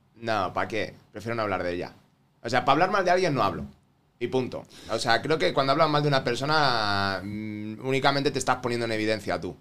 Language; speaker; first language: Spanish; native; Spanish